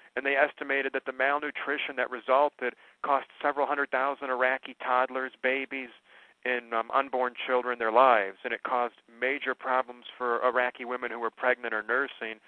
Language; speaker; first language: English; native; English